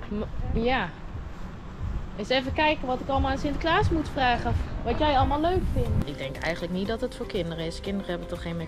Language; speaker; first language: Dutch; native; Dutch